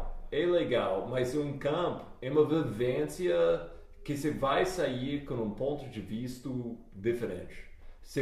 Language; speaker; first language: Portuguese; non-native, fluent; English